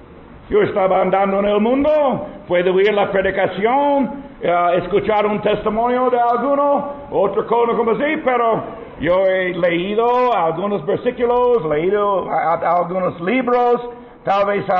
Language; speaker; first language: Spanish; non-native, learner; English